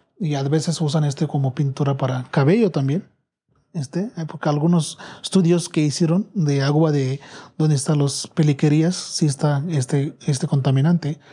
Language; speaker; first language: Spanish; non-native, learner; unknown